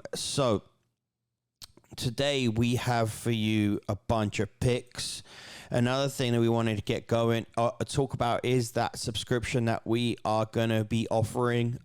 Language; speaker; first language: English; native; English